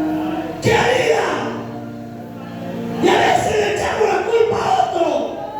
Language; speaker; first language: Spanish; native; Spanish